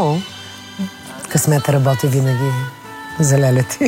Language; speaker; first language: Bulgarian; native; Bulgarian